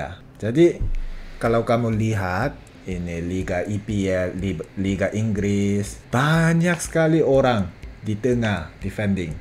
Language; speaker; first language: Indonesian; non-native, fluent; Korean